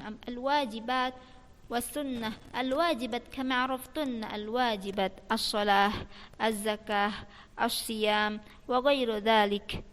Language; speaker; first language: Arabic; non-native, fluent; Indonesian